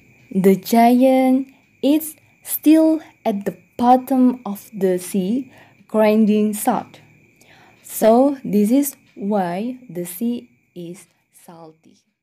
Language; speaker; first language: English; non-native, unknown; Indonesian